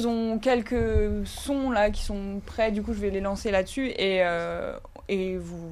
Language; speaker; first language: French; native; French